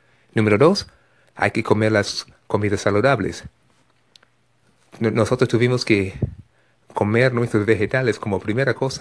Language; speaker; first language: Spanish; non-native, fluent; English